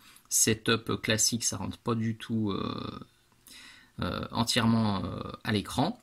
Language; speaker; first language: French; native; French